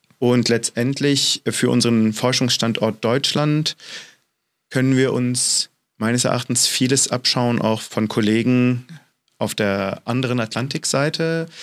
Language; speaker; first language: German; non-native, fluent; French